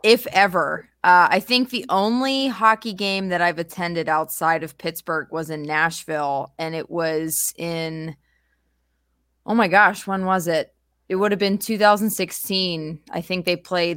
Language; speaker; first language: English; native; English